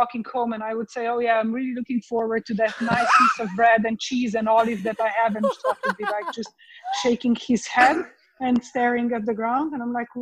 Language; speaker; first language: English; non-native, fluent; Slovenian